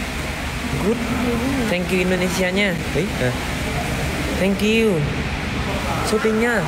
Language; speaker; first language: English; non-native, learner; Vietnamese